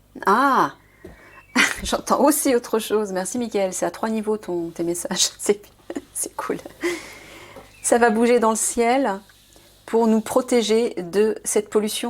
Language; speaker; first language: French; native; French